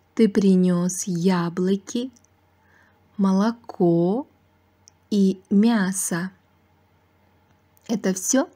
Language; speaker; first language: Russian; non-native, fluent; Uzbek